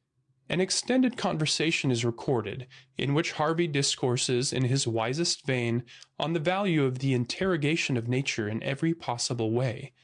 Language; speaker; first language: English; native; English